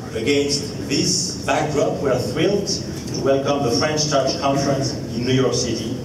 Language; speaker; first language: English; non-native, fluent; French